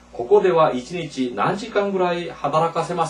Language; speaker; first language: Japanese; non-native, fluent; Korean